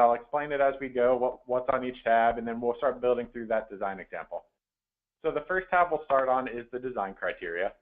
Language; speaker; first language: English; native; English